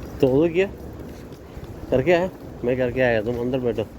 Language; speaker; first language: Hindi; non-native, local second language; Malayalam